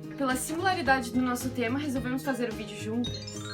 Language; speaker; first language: Portuguese; native; Portuguese